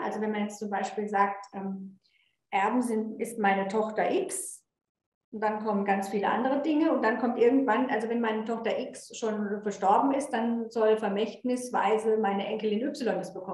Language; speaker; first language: German; native; German